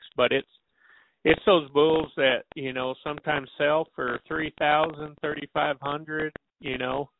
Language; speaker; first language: English; native; English